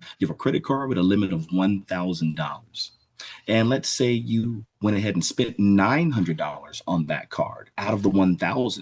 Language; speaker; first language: English; native; English